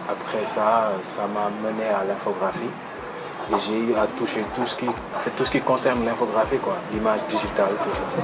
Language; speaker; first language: French; non-native, local second language; Wolof